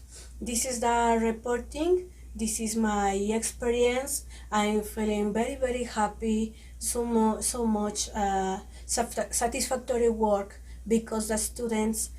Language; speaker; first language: English; non-native, learner; Spanish